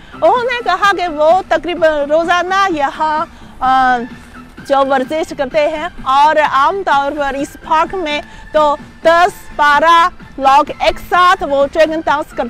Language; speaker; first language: Hindi; non-native, fluent; Chinese